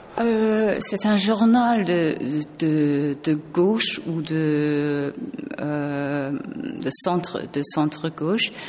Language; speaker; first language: French; non-native, fluent; English